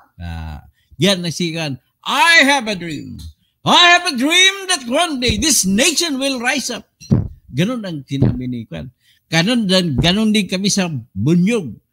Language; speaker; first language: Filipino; non-native, local second language; Cebuano